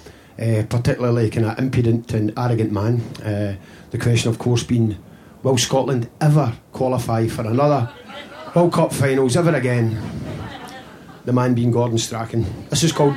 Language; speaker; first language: English; native; English